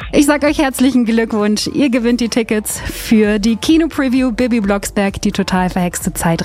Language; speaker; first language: German; native; German